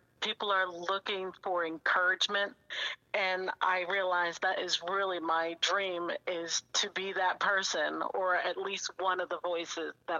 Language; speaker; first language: English; native; English